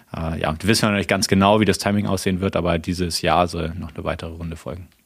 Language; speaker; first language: German; native; German